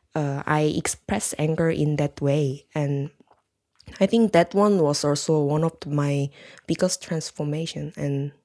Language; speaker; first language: English; non-native, learner; Korean